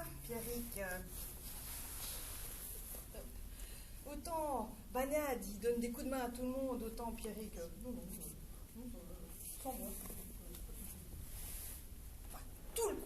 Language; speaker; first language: French; native; French